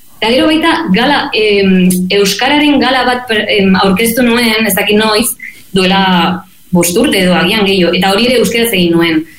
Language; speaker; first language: Basque; non-native, local second language; Spanish